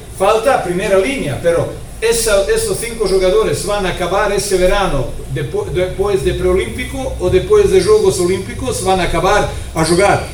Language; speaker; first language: Spanish; non-native, fluent; Croatian